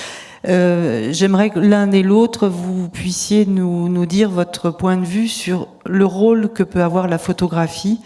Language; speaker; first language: French; native; French